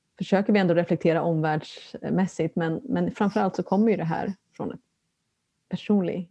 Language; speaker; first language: Swedish; native; Swedish